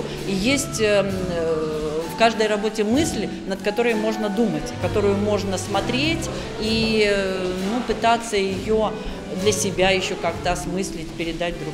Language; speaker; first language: Russian; native; Russian